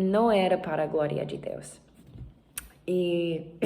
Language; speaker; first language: Portuguese; non-native, learner; English